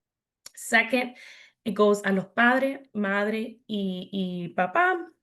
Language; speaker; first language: Spanish; early bilingual, heritage; English